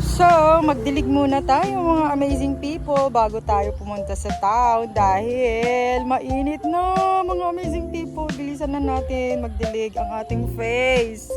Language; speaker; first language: Filipino; non-native, local second language; Iloko